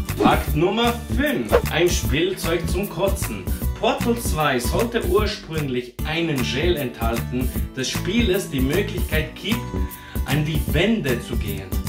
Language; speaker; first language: German; early bilingual, other home language; Portuguese